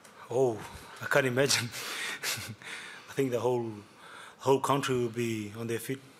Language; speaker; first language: English; non-native, local second language; Fijian